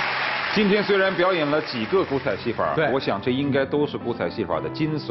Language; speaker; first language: Chinese; native; Chinese